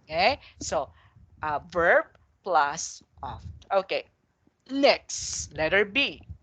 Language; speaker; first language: English; non-native, local second language; Filipino